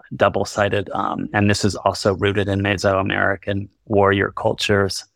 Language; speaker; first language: English; early bilingual, other home language; Spanish